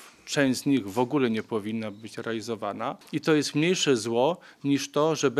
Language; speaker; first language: Polish; native; Polish